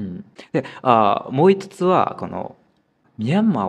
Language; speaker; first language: Japanese; non-native, fluent; Burmese